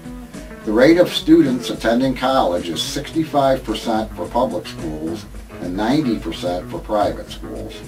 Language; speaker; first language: English; native; English